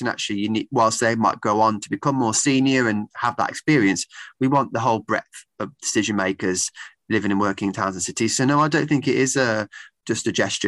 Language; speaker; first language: English; native; English